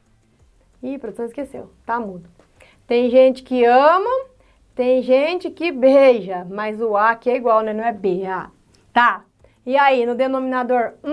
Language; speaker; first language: Portuguese; native; Portuguese